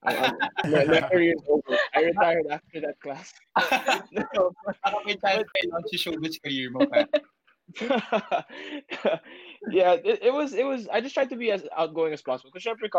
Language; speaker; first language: English; native; English